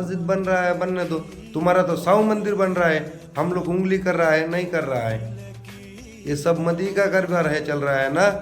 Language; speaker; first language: Hindi; non-native, local second language; Bangla